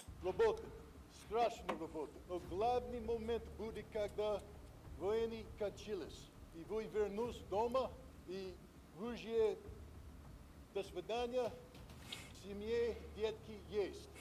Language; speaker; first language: Russian; non-native, learner; English